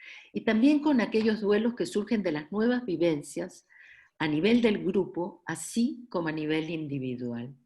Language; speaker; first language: Spanish; native; Spanish